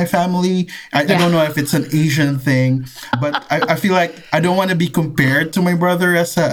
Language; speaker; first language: English; non-native, local second language; Filipino